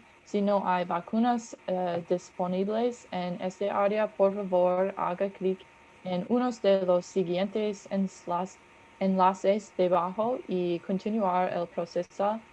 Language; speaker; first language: Spanish; non-native, learner; English